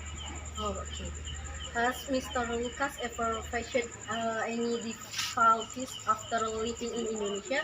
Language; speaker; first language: English; non-native, learner; Indonesian